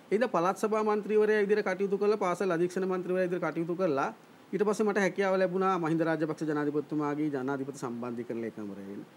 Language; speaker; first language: Sinhala; native; Sinhala